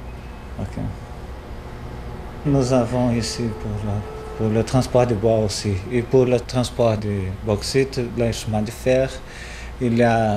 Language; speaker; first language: French; non-native, fluent; Portuguese